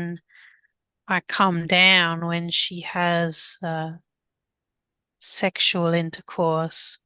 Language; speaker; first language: English; native; English